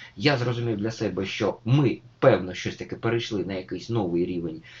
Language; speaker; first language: Ukrainian; native; Ukrainian